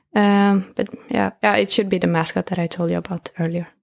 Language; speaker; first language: English; non-native, fluent; Swedish